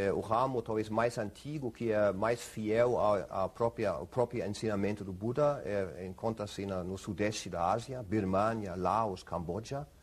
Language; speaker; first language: Portuguese; non-native, fluent; German